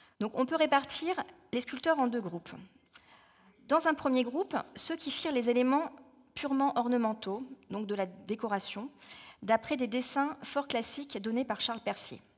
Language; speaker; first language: French; native; French